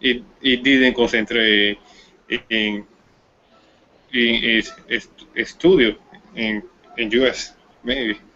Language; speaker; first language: English; non-native, learner; Spanish